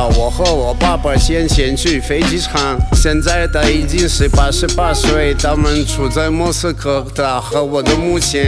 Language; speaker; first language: Chinese; non-native, learner; Russian